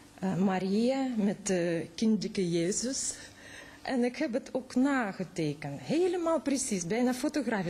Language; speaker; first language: Dutch; non-native, fluent; Russian